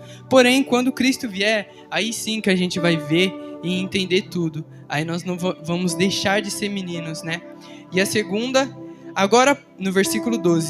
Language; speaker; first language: Portuguese; native; Portuguese